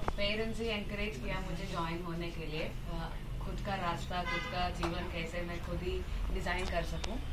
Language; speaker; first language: Hindi; non-native, local second language; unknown